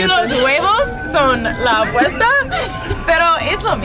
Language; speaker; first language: Spanish; non-native, learner; English